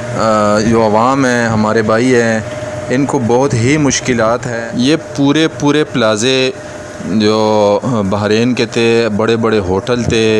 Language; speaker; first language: Urdu; non-native, local second language; Pashto